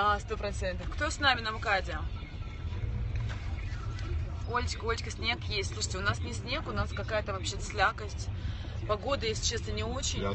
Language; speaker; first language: Russian; native; Russian